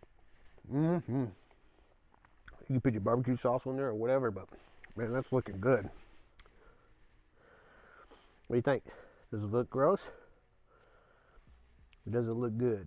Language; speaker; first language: English; native; English